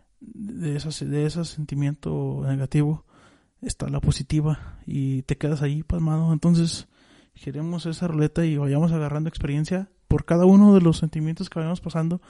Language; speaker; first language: Spanish; native; Spanish